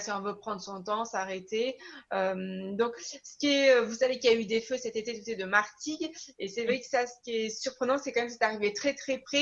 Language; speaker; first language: French; native; French